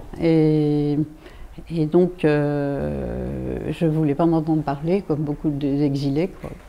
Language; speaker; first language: French; native; French